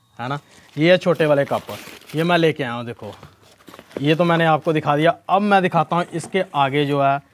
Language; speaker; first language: Hindi; non-native, local second language; Punjabi